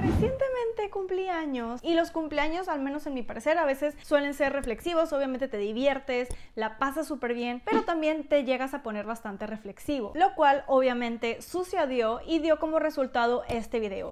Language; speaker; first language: Spanish; native; Spanish